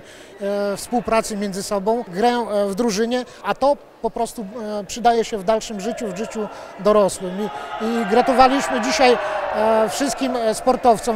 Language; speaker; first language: Polish; native; Polish